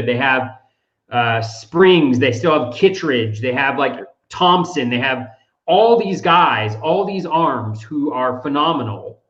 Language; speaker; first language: English; native; English